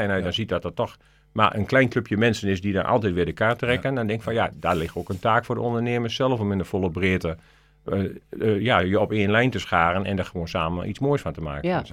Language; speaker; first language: Dutch; native; Dutch